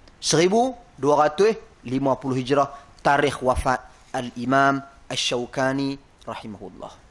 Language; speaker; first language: Malay; native; Malay